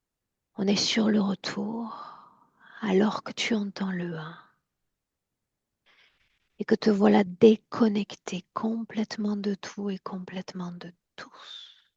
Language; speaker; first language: French; native; French